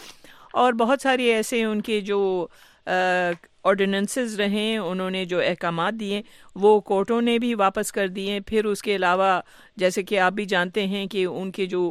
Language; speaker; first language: Urdu; native; Urdu